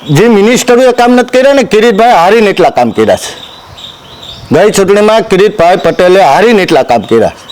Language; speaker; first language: Gujarati; native; Gujarati